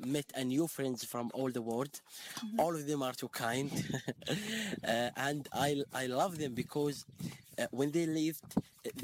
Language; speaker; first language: English; non-native, fluent; Arabic